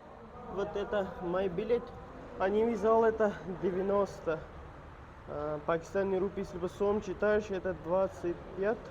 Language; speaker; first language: Russian; non-native, learner; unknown